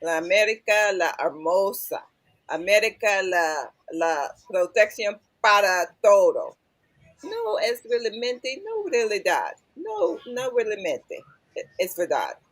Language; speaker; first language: Spanish; non-native, learner; English